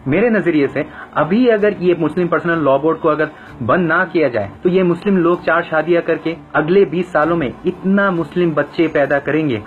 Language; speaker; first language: Hindi; non-native, fluent; Bangla